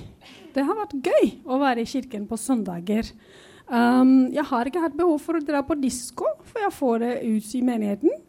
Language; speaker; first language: Norwegian; non-native, fluent; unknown